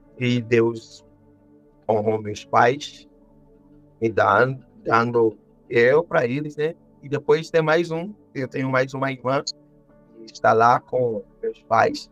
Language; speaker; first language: Portuguese; non-native, fluent; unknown